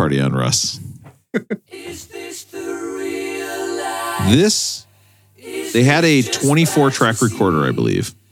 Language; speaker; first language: English; native; English